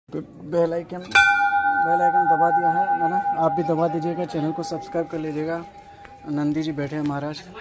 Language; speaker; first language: Hindi; non-native, local second language; Gujarati